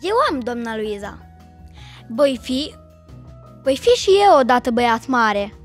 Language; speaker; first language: Romanian; early bilingual, heritage; Romanian